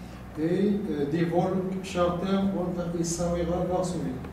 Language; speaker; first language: French; non-native, local second language; Arabic